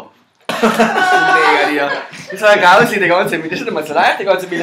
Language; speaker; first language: German; native; German